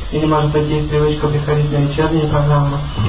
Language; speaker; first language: Russian; native; Russian